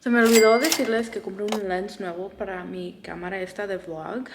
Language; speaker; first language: Spanish; early bilingual, other home language; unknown